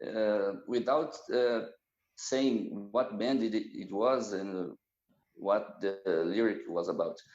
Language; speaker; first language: English; non-native, fluent; Portuguese